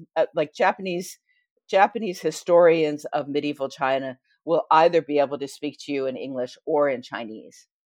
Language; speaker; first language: English; native; English